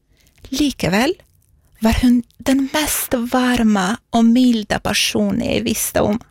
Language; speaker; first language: Norwegian; non-native, fluent; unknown